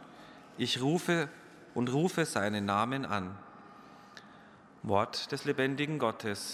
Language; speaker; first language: German; native; German